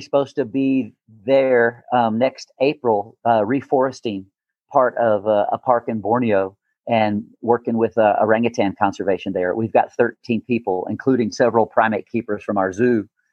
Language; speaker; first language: English; native; English